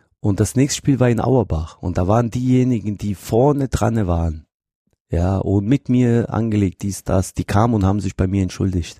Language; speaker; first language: German; non-native, fluent; Bosnian